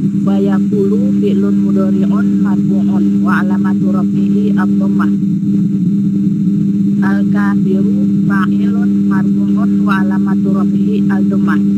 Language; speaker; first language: Arabic; non-native, learner; Indonesian